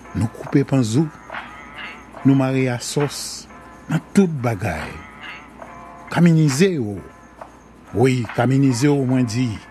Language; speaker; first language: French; non-native, local second language; Haitian Creole